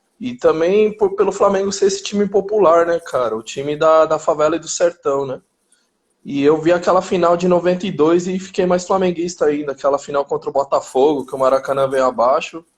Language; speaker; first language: Portuguese; early bilingual, other home language; Spanish